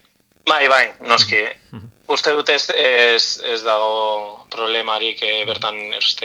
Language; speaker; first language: Basque; non-native, local second language; Spanish